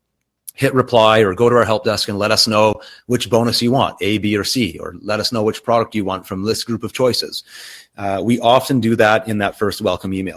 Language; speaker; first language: English; native; English